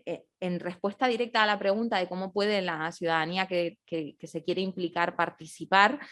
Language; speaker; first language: Spanish; native; Spanish